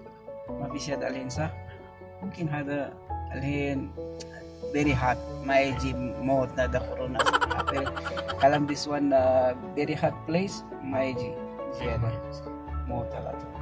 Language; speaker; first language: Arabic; non-native, learner; Filipino